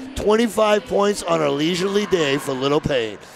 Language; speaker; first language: English; native; English